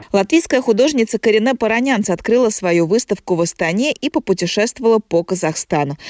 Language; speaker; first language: Russian; native; Russian